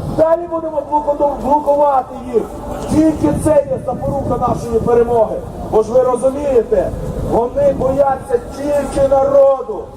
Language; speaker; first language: Ukrainian; native; Ukrainian